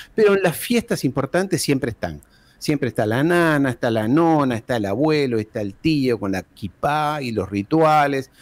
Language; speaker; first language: Spanish; early bilingual, heritage; Spanish